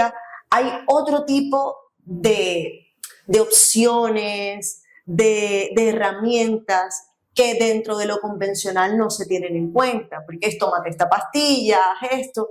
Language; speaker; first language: Spanish; native; Spanish